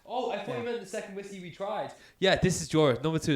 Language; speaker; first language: English; native; English